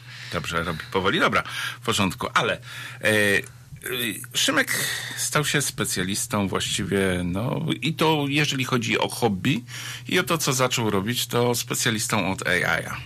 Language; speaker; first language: Polish; native; Polish